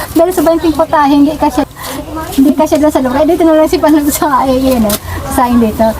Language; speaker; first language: Filipino; non-native, local second language; Bikol